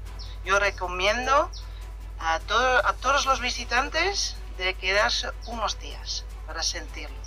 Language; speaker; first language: Spanish; non-native, fluent; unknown